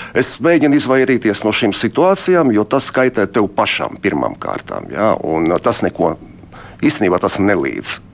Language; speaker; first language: Latvian; non-native, local second language; Russian